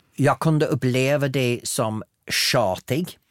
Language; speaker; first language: Swedish; non-native, fluent; English